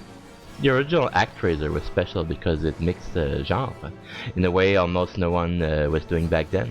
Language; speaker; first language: English; native; English